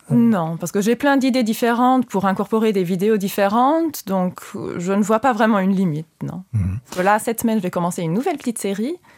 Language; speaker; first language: French; non-native, local second language; Luxembourgish